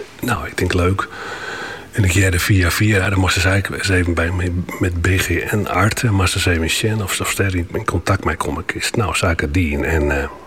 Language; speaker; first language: Dutch; non-native, local second language; Western Frisian